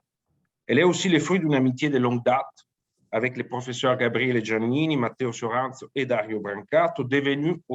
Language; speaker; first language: French; native; French